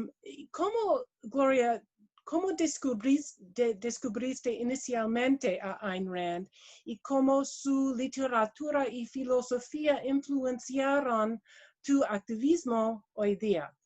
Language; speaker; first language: Spanish; non-native, learner; English